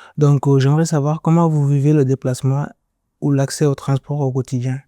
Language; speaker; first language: French; native; French